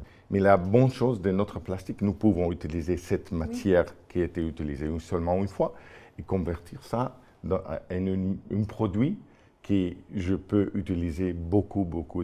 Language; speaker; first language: French; non-native, fluent; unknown